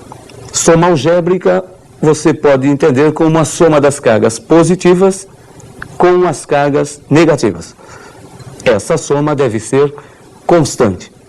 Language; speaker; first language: Portuguese; native; Portuguese